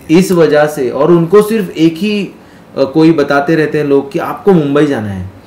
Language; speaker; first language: Hindi; non-native, local second language; Marathi